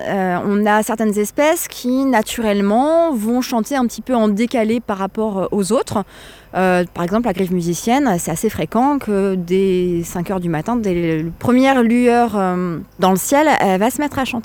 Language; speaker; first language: French; native; French